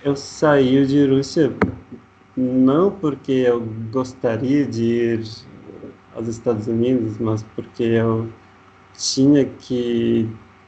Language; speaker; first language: Portuguese; non-native, learner; Russian